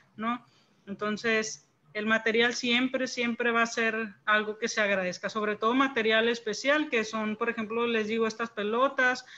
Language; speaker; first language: Spanish; native; Spanish